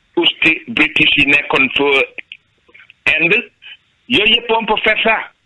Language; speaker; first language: French; non-native, local second language; Wolof